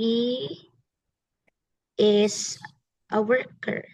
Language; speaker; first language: English; non-native, fluent; Filipino